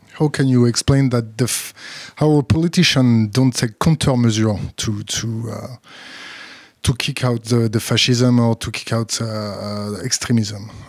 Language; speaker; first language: English; non-native, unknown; French